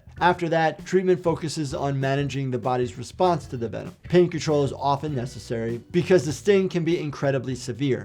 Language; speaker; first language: English; native; English